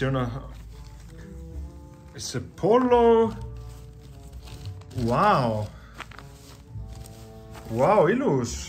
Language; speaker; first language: Estonian; non-native, learner; Spanish